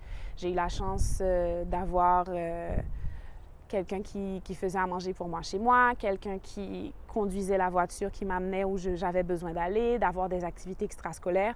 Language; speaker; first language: French; native; French